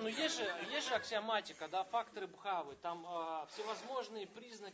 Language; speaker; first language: Russian; native; Russian